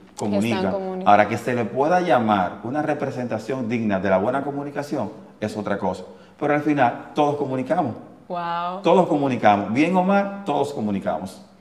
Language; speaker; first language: Spanish; native; Spanish